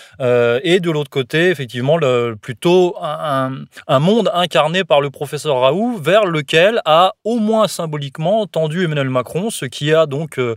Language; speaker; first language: French; native; French